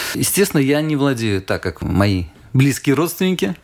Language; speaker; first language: Russian; native; Russian